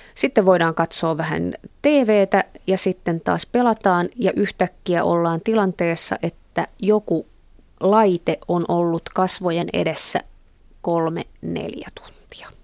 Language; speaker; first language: Finnish; native; Finnish